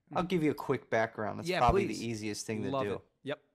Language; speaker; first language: English; native; English